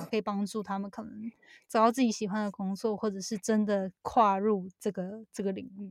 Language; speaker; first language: Chinese; native; Chinese